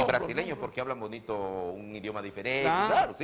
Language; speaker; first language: Spanish; native; Spanish